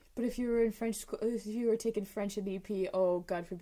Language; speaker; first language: English; native; English